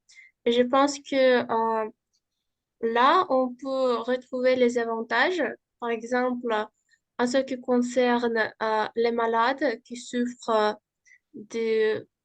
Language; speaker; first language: French; non-native, fluent; Uzbek